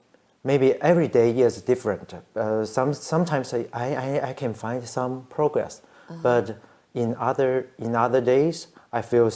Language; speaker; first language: English; non-native, fluent; Chinese